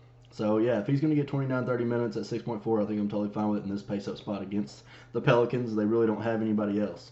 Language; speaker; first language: English; native; English